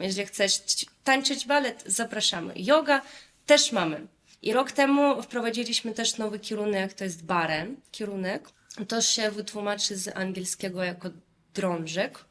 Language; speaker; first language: Polish; non-native, fluent; Russian